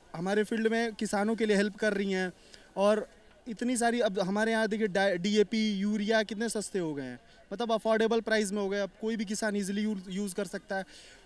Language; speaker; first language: Hindi; native; Hindi